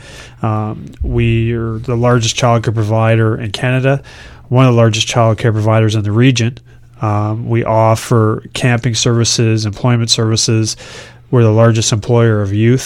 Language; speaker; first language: English; native; English